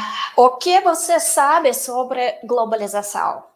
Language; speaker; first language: Portuguese; non-native, learner; Russian